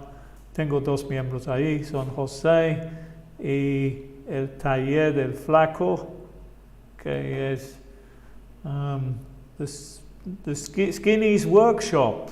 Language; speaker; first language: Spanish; non-native, fluent; English